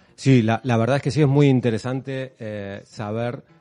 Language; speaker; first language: Spanish; native; Spanish